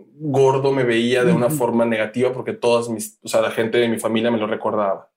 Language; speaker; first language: Spanish; native; Spanish